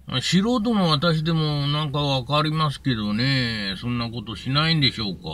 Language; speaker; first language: Japanese; native; Japanese